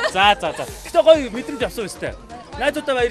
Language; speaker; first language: Mongolian; native; Mongolian